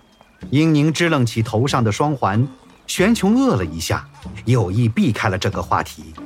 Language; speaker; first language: Chinese; native; Chinese